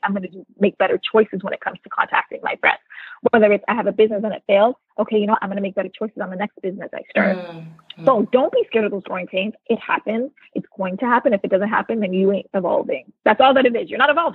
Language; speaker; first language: English; native; English